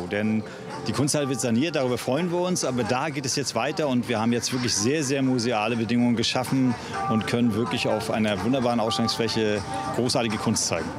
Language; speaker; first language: German; native; German